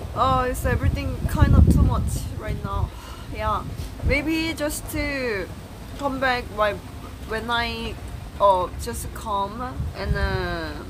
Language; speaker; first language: English; non-native, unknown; Korean